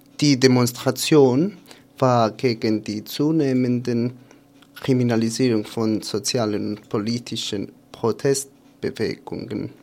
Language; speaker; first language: German; non-native, fluent; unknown